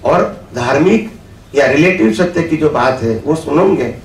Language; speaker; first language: Hindi; non-native, local second language; Gujarati